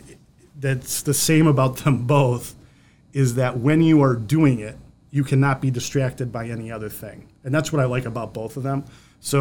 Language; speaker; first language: English; native; English